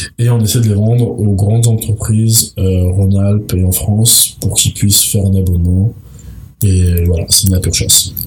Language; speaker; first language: French; non-native, local second language; Arabic